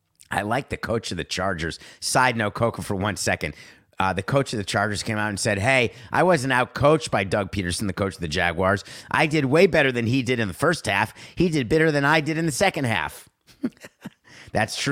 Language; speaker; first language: English; native; English